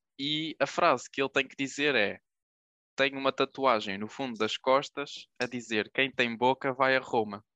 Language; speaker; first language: Portuguese; native; Portuguese